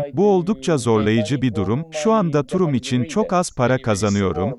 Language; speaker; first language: English; non-native, fluent; Japanese